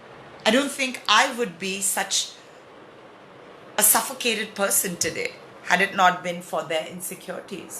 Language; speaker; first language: English; non-native, local second language; Hindi